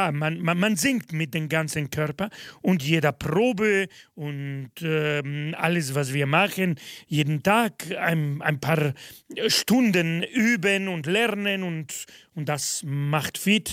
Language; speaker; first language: German; non-native, fluent; Spanish